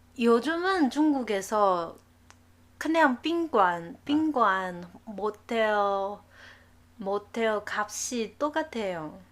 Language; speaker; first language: Korean; non-native, learner; Chinese